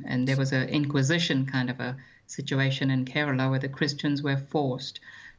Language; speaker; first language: English; non-native, local second language; Malayalam